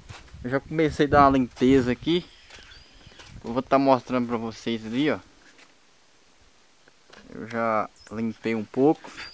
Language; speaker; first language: Portuguese; native; Portuguese